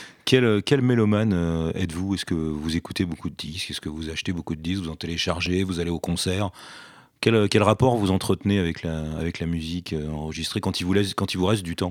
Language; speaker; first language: French; native; French